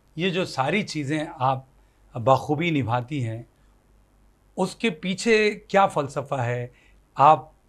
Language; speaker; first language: Hindi; native; Hindi